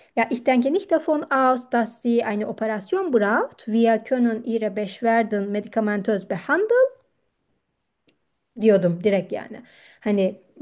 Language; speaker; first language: German; non-native, fluent; Turkish